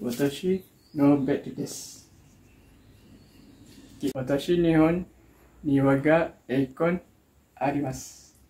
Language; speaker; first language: Japanese; non-native, learner; Malay